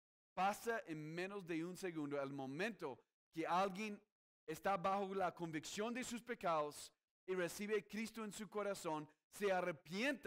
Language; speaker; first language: Spanish; non-native, fluent; English